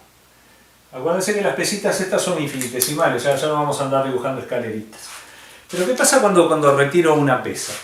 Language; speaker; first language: Spanish; native; Spanish